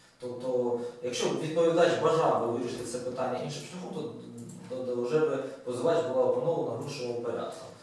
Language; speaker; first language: Ukrainian; native; Ukrainian